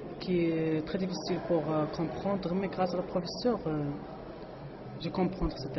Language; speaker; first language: French; non-native, learner; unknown